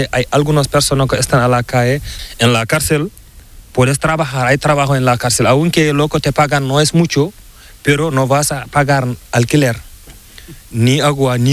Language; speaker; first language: Spanish; non-native, learner; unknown